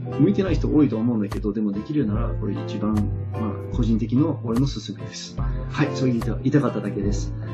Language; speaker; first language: Japanese; non-native, fluent; English